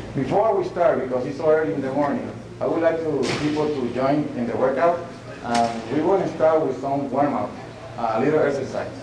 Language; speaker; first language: English; non-native, fluent; Spanish